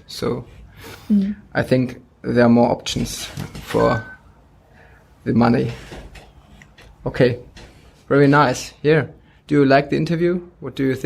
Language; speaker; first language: English; non-native, fluent; German